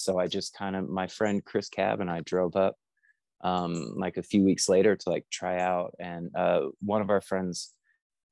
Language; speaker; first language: English; native; English